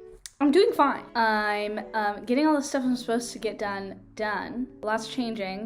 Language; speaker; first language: English; native; English